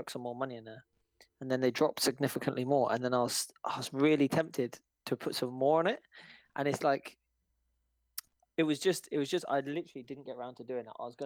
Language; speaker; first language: English; native; English